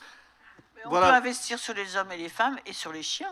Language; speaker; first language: French; native; French